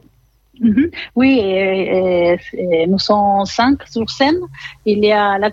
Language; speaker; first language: French; non-native, fluent; Spanish